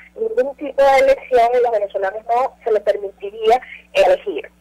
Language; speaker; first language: Spanish; native; Spanish